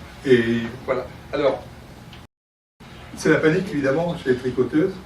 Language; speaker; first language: French; native; French